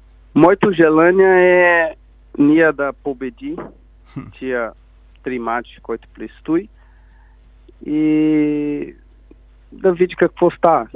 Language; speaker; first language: Bulgarian; non-native, learner; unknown